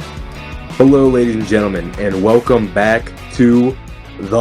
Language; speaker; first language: English; native; English